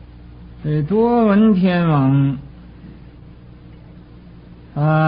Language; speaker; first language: Chinese; native; Chinese